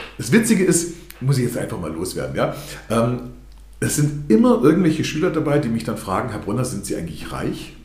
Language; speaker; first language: German; early bilingual, other home language; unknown